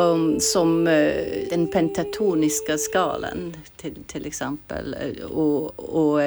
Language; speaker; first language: Swedish; non-native, fluent; English